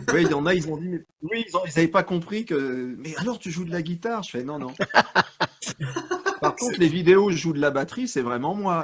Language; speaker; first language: French; native; French